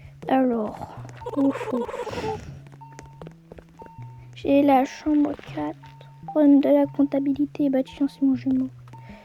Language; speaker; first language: French; native; French